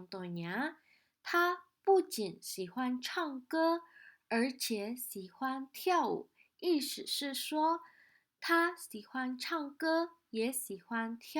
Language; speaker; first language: Chinese; non-native, fluent; Indonesian